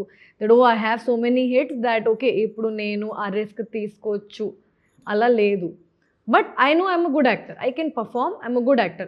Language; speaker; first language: Telugu; non-native, local second language; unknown